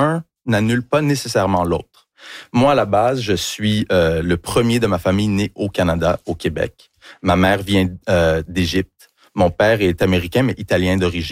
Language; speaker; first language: French; early bilingual, other home language; English